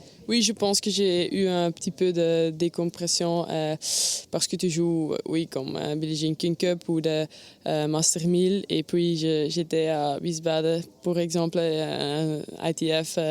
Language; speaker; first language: French; non-native, learner; Dutch